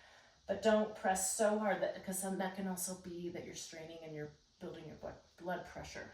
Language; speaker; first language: English; native; English